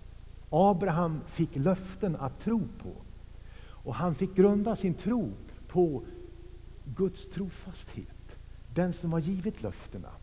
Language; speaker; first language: Swedish; native; Swedish